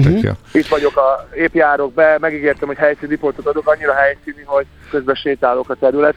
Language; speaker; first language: Hungarian; native; Hungarian